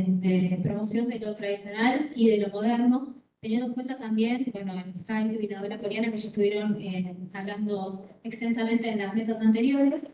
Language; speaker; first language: Spanish; native; Spanish